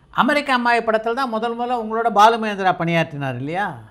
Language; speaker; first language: Tamil; native; Tamil